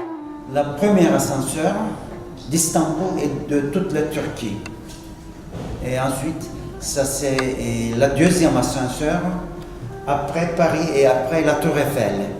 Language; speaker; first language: French; non-native, fluent; Turkish